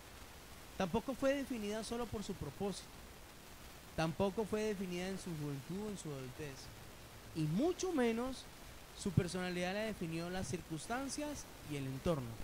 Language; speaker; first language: Spanish; native; Spanish